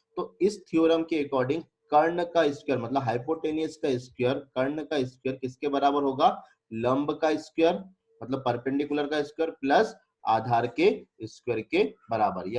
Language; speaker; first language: Hindi; native; Hindi